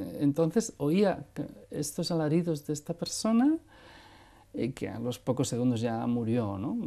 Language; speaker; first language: Spanish; non-native, local second language; Basque